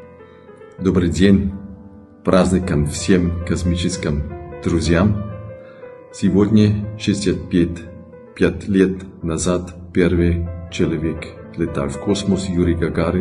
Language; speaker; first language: Russian; non-native, learner; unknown